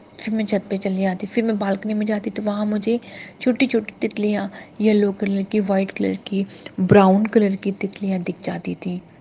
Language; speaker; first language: Hindi; native; Hindi